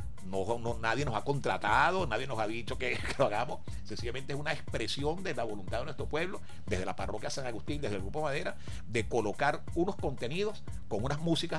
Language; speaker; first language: Spanish; native; Spanish